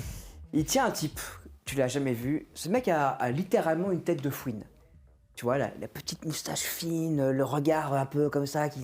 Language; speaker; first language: French; native; French